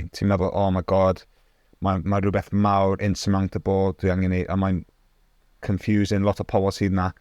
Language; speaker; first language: Welsh; non-native, local second language; English